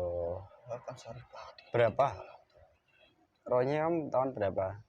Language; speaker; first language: Indonesian; native; Indonesian